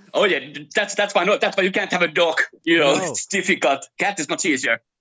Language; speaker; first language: English; non-native, fluent; Finnish